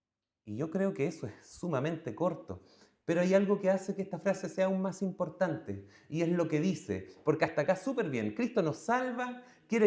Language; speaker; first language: Spanish; native; Spanish